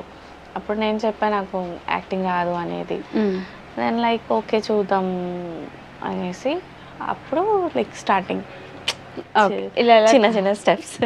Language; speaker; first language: Telugu; non-native, learner; Bangla